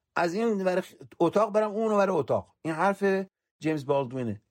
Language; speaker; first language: Persian; native; Persian